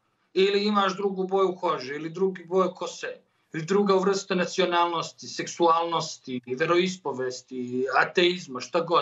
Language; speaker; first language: Serbian; native; Serbian